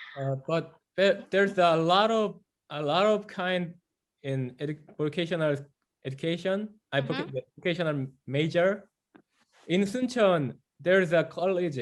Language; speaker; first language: English; non-native, fluent; Korean